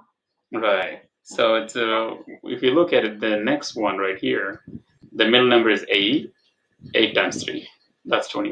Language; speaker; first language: English; non-native, fluent; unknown